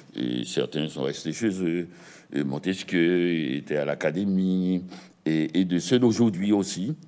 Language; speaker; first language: French; native; French